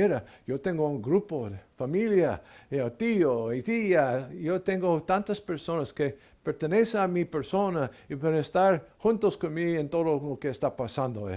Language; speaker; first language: Spanish; non-native, learner; English